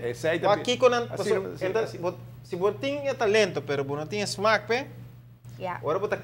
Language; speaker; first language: Portuguese; non-native, learner; Papiamento